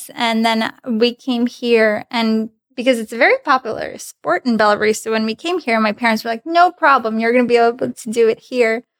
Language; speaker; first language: English; non-native, fluent; Russian